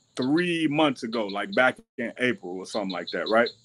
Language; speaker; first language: English; native; English